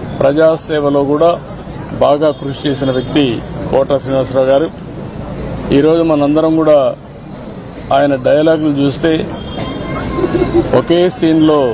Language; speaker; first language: Telugu; native; Telugu